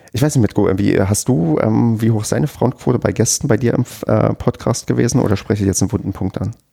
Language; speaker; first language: German; native; German